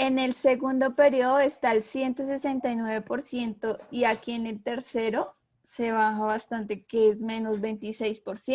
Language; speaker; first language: Spanish; native; Spanish